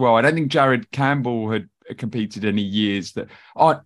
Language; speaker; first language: English; native; English